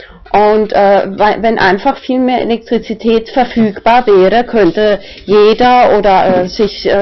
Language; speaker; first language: German; non-native, local second language; Spanish